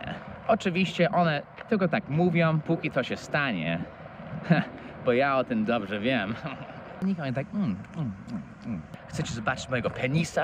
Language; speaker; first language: Polish; non-native, fluent; English